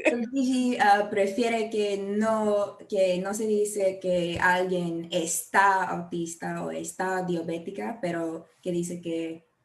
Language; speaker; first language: Spanish; non-native, learner; English